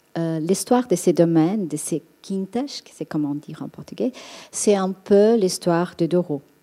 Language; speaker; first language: French; non-native, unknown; Portuguese